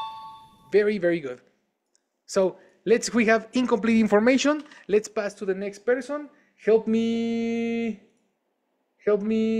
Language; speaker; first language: English; non-native, fluent; Spanish